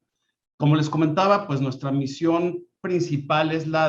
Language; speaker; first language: Spanish; native; Spanish